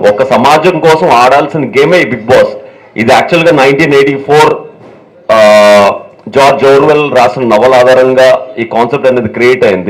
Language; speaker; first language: Telugu; native; Telugu